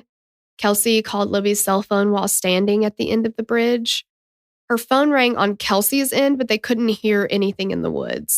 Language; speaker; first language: English; native; English